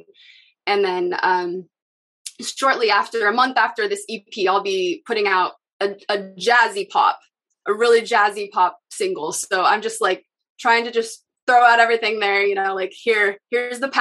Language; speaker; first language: English; native; English